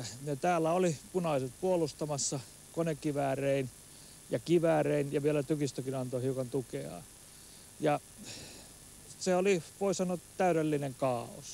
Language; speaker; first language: Finnish; native; Finnish